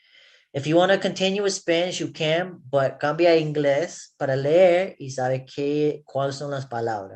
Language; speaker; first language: Spanish; non-native, learner; English